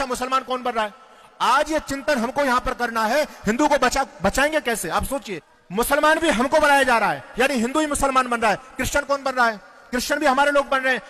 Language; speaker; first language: Hindi; native; Hindi